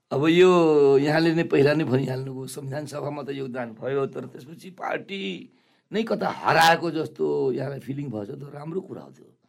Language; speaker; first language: Nepali; non-native, local second language; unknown